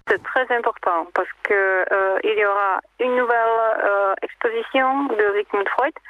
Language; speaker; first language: French; non-native, fluent; Czech